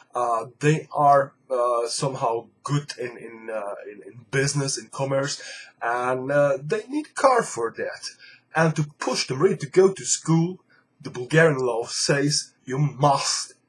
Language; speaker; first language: English; non-native, fluent; Luxembourgish